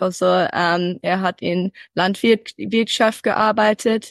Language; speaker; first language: German; early bilingual, heritage; English